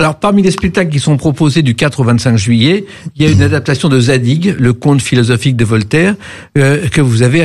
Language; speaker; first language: French; native; French